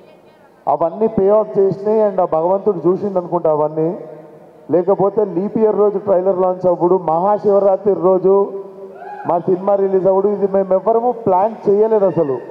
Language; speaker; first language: Telugu; native; Telugu